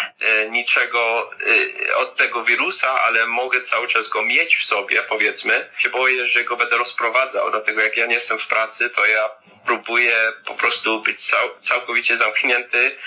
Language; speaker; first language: Polish; early bilingual, heritage; Polish